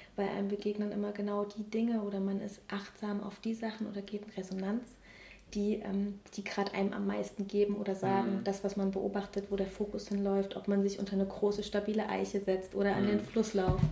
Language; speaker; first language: German; native; German